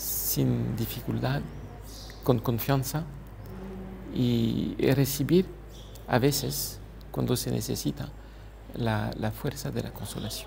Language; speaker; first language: Spanish; non-native, fluent; French